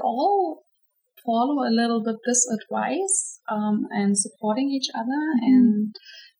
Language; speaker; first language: English; non-native, fluent; German